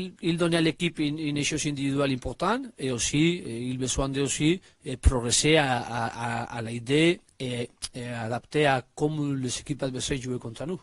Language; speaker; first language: French; non-native, learner; Spanish